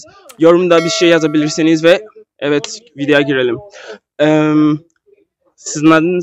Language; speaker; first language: Turkish; non-native, learner; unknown